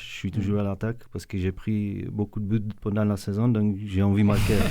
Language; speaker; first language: French; non-native, fluent; Czech